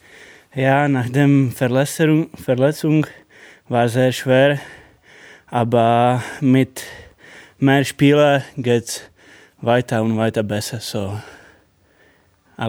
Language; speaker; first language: German; non-native, learner; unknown